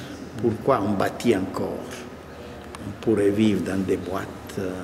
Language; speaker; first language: French; non-native, fluent; Italian